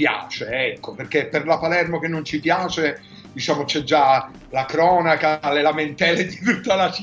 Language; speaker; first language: Italian; native; Italian